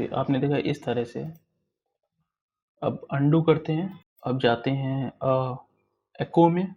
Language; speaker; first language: Hindi; native; Hindi